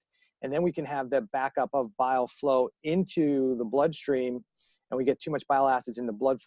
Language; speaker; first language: English; native; English